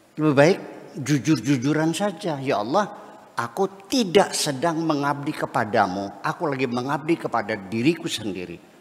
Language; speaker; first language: Indonesian; non-native, local second language; Javanese